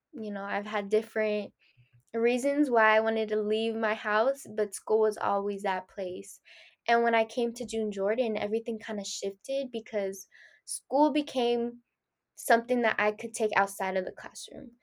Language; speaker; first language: English; early bilingual, other home language; Spanish